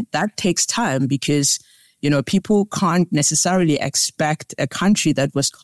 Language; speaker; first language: English; non-native, local second language; Tsonga